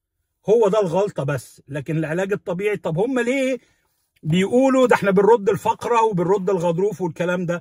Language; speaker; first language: Arabic; native; Arabic